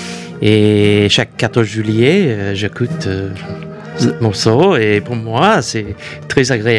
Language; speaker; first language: French; non-native, fluent; English